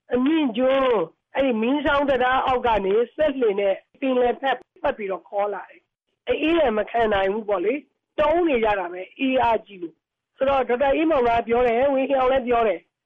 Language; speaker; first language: Burmese; native; Burmese